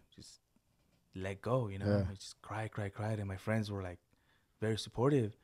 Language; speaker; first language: English; early bilingual, other home language; Spanish